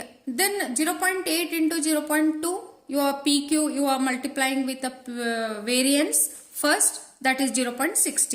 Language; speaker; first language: English; non-native, local second language; Kannada